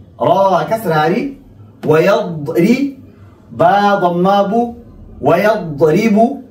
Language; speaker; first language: Arabic; non-native, fluent; Oromo